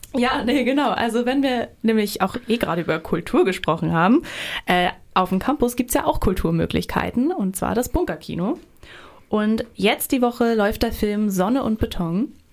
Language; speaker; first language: German; native; German